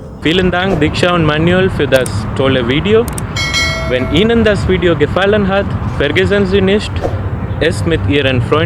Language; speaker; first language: German; non-native, fluent; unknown